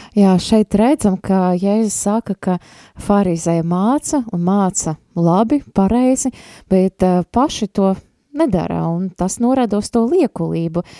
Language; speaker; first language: Latvian; non-native, local second language; Russian